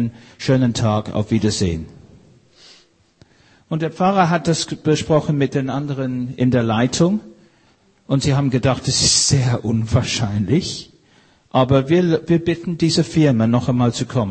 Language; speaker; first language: German; non-native, fluent; English